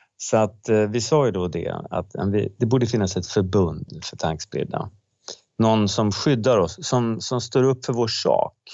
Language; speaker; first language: Swedish; native; Swedish